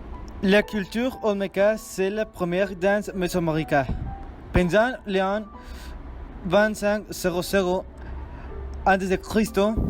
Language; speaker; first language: French; non-native, learner; Spanish